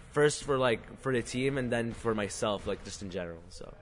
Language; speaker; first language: English; non-native, fluent; Arabic